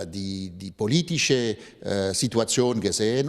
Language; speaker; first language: German; non-native, local second language; French